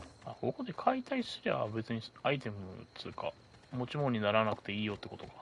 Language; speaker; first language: Japanese; native; Japanese